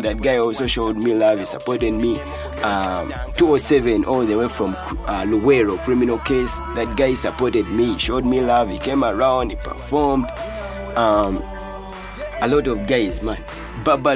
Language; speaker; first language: English; non-native, local second language; Ganda